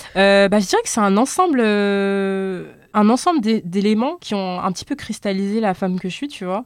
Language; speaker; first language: French; early bilingual, other home language; Lingala